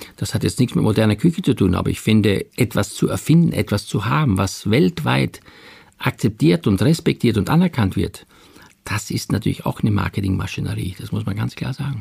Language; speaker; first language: German; native; German